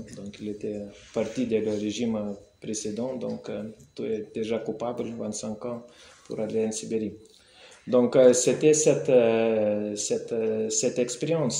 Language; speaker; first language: French; non-native, fluent; Lithuanian